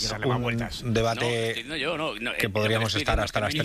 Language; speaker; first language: Spanish; native; Spanish